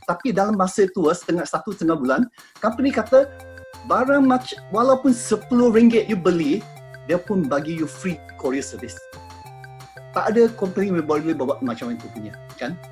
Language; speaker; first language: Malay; non-native, local second language; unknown